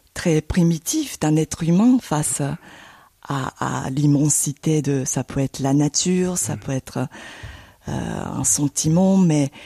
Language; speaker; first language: French; non-native, fluent; Japanese